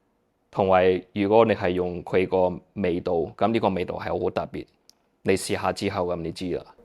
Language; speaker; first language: Cantonese; early bilingual, heritage; Cantonese